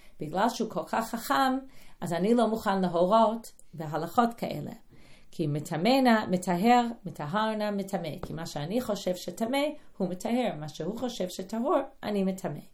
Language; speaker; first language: Hebrew; non-native, fluent; English